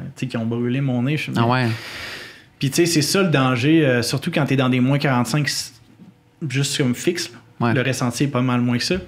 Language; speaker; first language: French; native; French